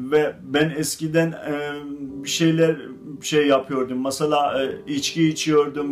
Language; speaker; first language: Turkish; non-native, learner; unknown